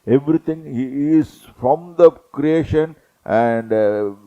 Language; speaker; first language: English; non-native, local second language; Tamil